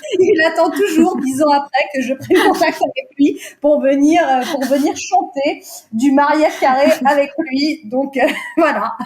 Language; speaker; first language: French; early bilingual, other home language; Portuguese